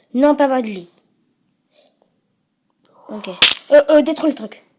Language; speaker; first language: French; native; French